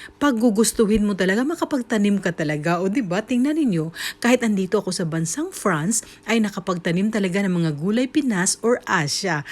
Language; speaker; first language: Filipino; native; Filipino